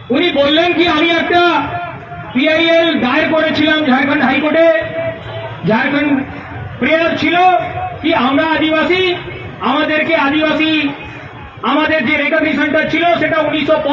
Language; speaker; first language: Bangla; non-native, local second language; Hindi